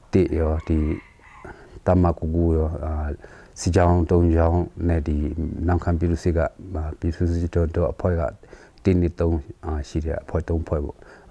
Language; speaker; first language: Burmese; non-native, local second language; Shwe Palaung